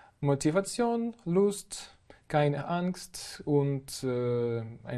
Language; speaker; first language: German; non-native, fluent; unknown